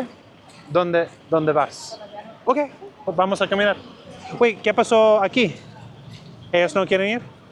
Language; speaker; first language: Spanish; non-native, learner; English